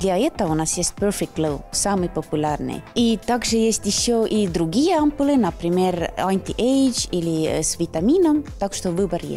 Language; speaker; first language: Russian; non-native, local second language; Estonian